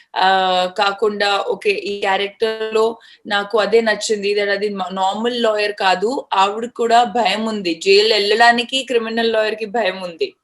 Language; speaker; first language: Telugu; non-native, fluent; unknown